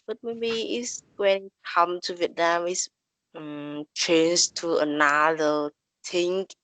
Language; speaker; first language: English; non-native, learner; Vietnamese